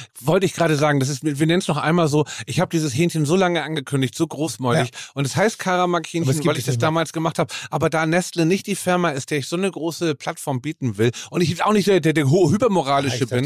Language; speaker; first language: German; native; German